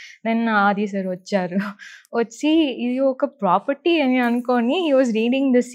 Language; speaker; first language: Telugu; non-native, learner; Tamil